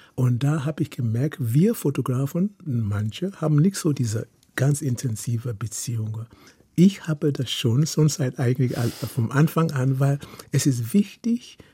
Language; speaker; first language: German; non-native, fluent; Yoruba